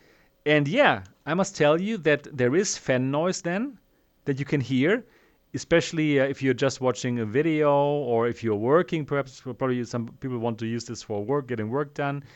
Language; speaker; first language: English; non-native, fluent; German